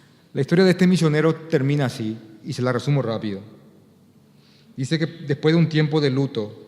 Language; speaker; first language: Spanish; native; Spanish